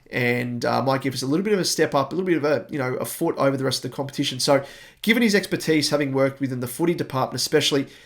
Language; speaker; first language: English; native; English